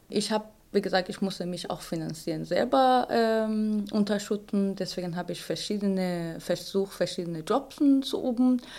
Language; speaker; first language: German; non-native, fluent; Persian